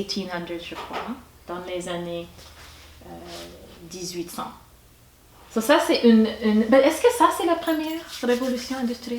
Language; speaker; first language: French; non-native, fluent; English